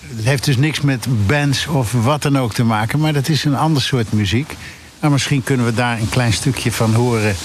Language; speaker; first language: Dutch; native; Dutch